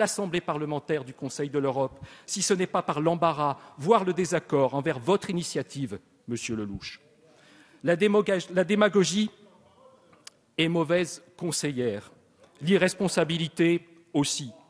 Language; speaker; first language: French; native; French